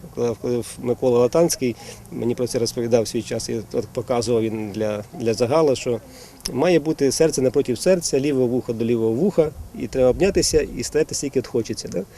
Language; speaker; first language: Ukrainian; non-native, local second language; Russian